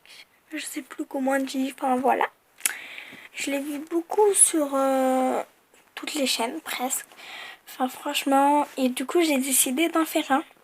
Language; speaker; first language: French; native; French